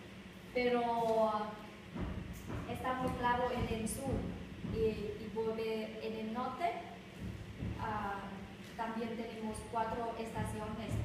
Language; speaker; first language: Spanish; non-native, learner; Vietnamese